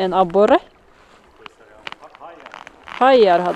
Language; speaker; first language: Swedish; native; Swedish